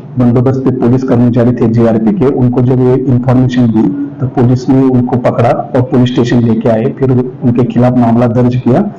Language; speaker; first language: Hindi; non-native, local second language; Marathi